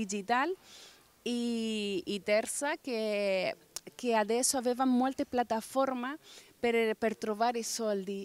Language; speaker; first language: Italian; non-native, fluent; Spanish